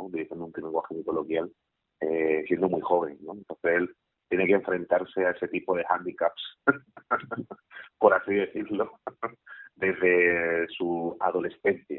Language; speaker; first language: Spanish; native; Spanish